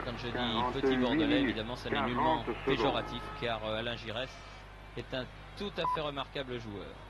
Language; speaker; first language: French; native; French